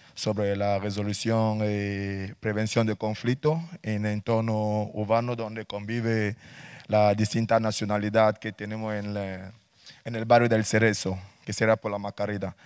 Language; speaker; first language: Spanish; non-native, fluent; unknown